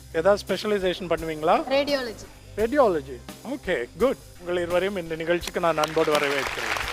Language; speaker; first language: Tamil; native; Tamil